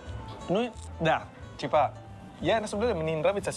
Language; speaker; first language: Russian; non-native, learner; Indonesian